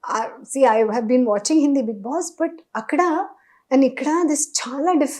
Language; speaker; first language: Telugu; non-native, learner; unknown